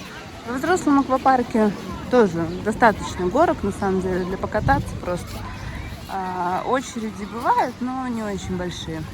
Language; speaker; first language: Russian; native; Russian